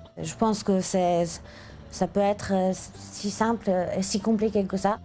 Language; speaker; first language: French; non-native, fluent; Arabic